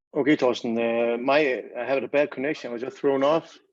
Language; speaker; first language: English; non-native, fluent; Danish